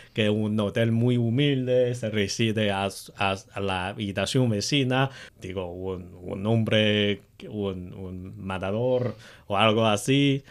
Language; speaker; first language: Spanish; non-native, fluent; Chinese